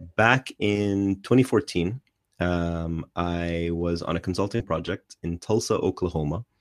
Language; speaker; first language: English; non-native, fluent; Arabic